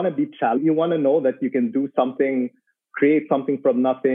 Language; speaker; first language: English; non-native, local second language; Filipino